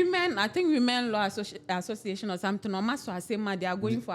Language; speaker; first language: English; non-native, local second language; Akan